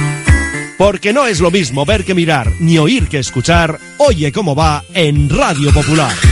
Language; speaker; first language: Spanish; native; Spanish